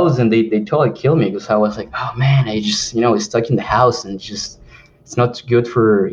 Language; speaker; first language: English; non-native, fluent; Spanish